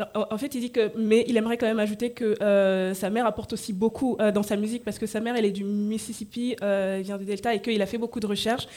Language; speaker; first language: French; native; French